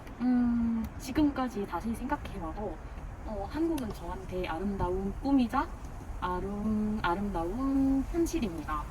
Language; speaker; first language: Korean; non-native, fluent; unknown